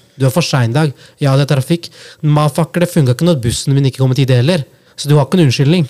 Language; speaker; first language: Norwegian; early bilingual, other home language; Punjabi